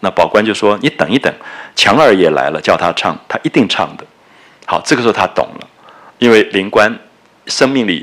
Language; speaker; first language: Chinese; native; Chinese